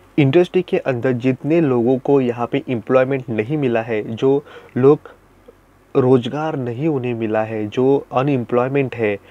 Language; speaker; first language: Hindi; non-native, local second language; Marathi